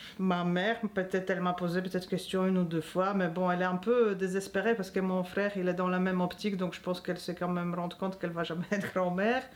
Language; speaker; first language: French; non-native, fluent; Polish